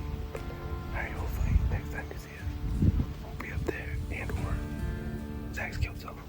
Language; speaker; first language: English; native; English